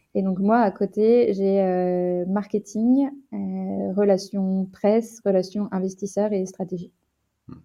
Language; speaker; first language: French; native; French